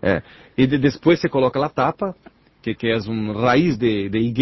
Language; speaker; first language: Spanish; non-native, learner; Portuguese